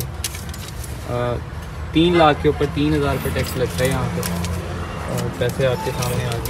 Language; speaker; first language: Urdu; non-native, local second language; Punjabi